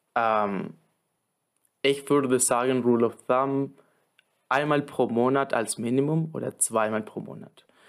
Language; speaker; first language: German; non-native, fluent; Spanish